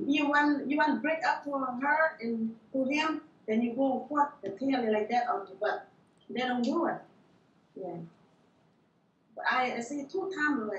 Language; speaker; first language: English; non-native, learner; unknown